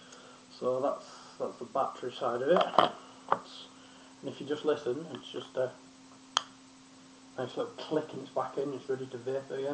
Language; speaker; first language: English; native; English